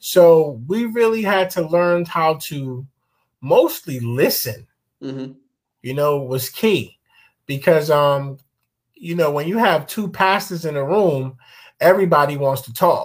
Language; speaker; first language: English; early bilingual, other home language; Akan